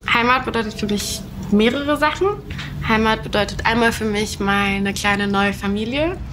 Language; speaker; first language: German; native; German